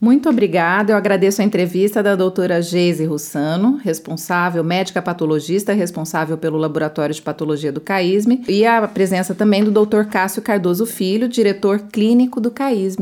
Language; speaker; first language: Portuguese; native; Portuguese